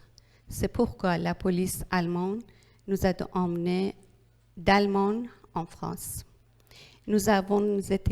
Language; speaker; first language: French; non-native, learner; Persian